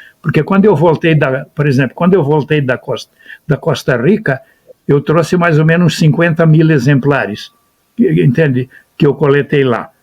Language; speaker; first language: Portuguese; native; Portuguese